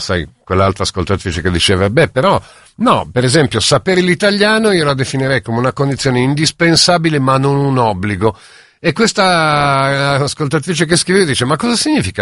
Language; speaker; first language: Italian; native; Italian